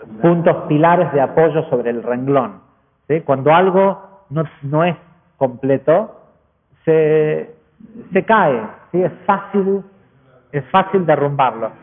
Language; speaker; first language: Spanish; native; Spanish